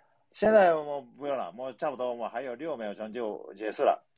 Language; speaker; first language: Chinese; non-native, fluent; Japanese